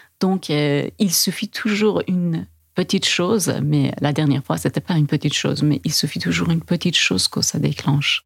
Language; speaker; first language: French; non-native, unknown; Persian